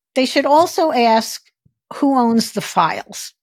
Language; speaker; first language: English; native; English